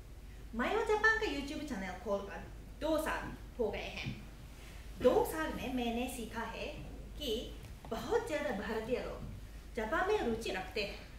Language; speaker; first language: Hindi; non-native, fluent; Japanese